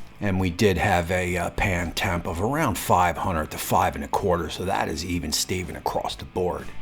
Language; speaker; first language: English; native; English